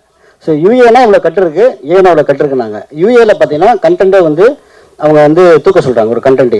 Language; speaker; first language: Tamil; native; Tamil